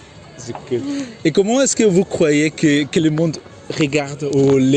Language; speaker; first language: French; non-native, learner; Spanish